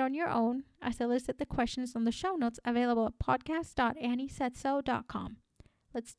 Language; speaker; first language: English; non-native, fluent; Spanish